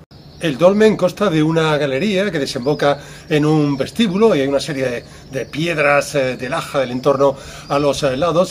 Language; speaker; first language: Spanish; native; Spanish